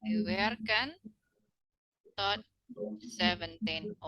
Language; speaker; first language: Dutch; non-native, learner; Indonesian